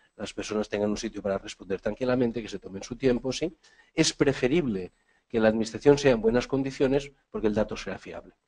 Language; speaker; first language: Spanish; native; Spanish